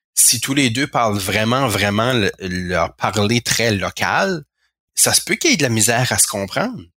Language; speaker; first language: French; native; French